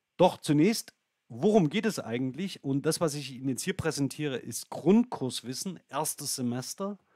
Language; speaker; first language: German; native; German